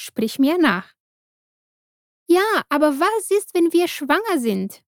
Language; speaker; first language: German; non-native, fluent; Portuguese